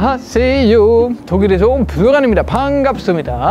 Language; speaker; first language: Korean; non-native, fluent; German